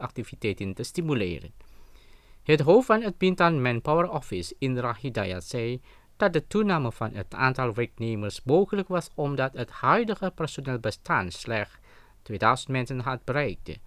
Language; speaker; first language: Dutch; non-native, fluent; Indonesian